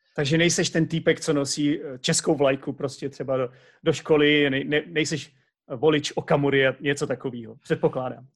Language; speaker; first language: Czech; native; Czech